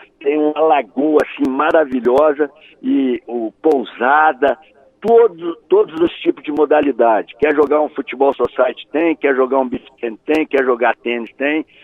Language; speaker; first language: Portuguese; native; Portuguese